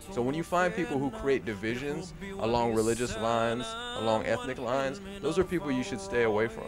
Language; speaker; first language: English; native; English